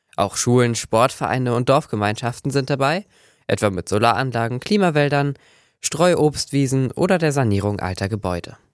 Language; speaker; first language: German; native; German